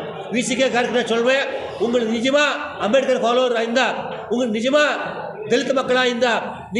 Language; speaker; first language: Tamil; non-native, learner; Kannada